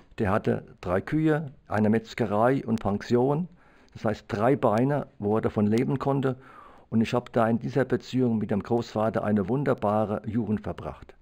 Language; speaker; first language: German; native; German